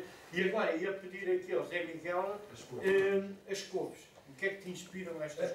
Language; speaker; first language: Portuguese; native; Portuguese